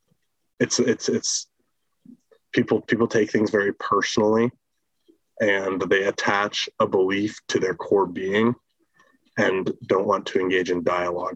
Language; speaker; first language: English; native; English